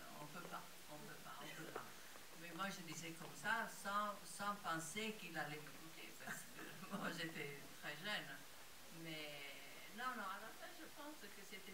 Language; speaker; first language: French; non-native, fluent; Italian